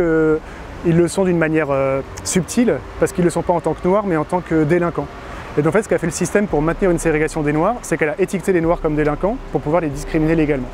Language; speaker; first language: French; native; French